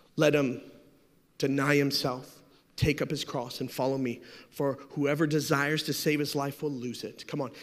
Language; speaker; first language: English; native; English